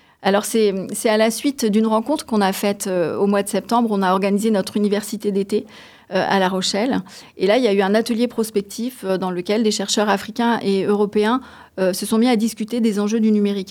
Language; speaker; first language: French; native; French